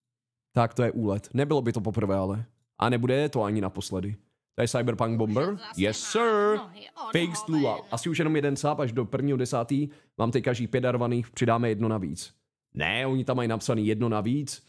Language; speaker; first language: Czech; native; Czech